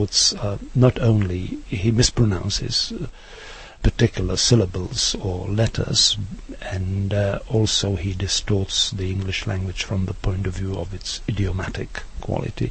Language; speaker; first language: English; non-native, fluent; Czech